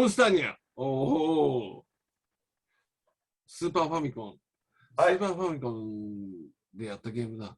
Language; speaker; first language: Japanese; native; Japanese